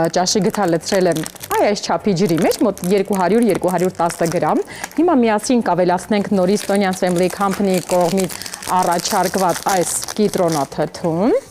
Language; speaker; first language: Armenian; native; Armenian